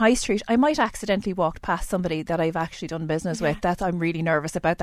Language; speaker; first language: English; native; English